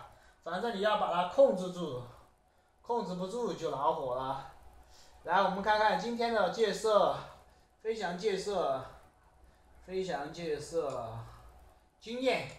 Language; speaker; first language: Chinese; native; Chinese